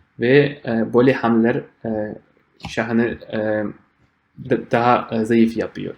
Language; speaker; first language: Turkish; non-native, fluent; Russian